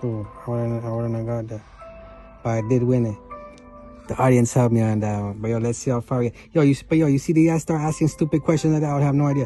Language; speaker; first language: English; native; English